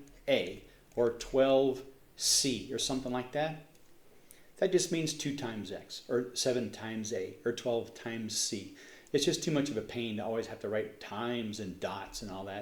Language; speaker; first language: English; native; English